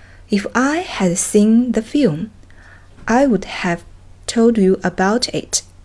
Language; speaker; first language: English; non-native, fluent; Chinese